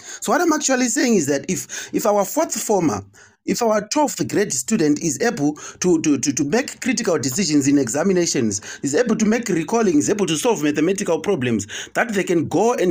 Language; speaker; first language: English; non-native, local second language; Shona